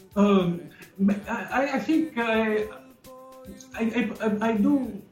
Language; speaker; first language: English; non-native, learner; Italian